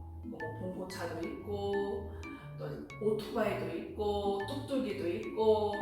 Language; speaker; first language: Korean; native; Korean